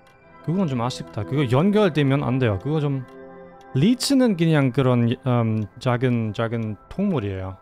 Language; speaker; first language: Korean; non-native, fluent; German